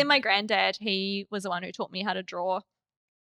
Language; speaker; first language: English; native; English